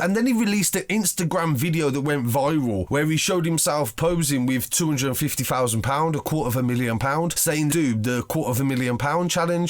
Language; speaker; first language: English; native; English